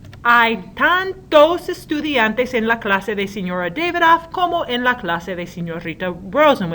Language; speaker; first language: Spanish; non-native, learner; English